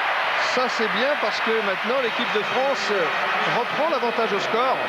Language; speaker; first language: French; native; French